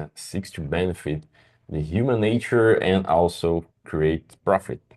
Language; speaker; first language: English; non-native, fluent; Portuguese